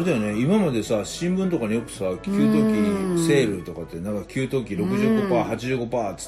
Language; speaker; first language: Japanese; native; Japanese